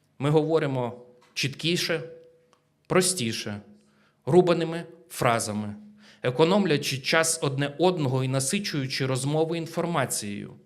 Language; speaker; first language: Ukrainian; native; Ukrainian